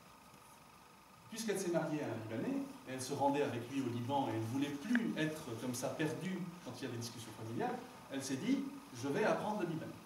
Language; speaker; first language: French; non-native, local second language; Arabic